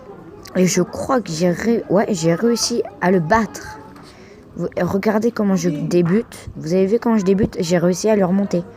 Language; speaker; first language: French; native; French